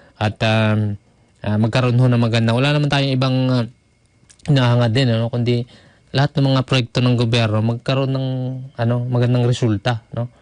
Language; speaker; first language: Filipino; native; Filipino